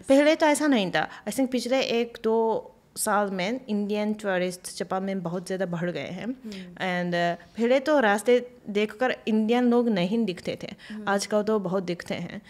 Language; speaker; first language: Hindi; non-native, fluent; Japanese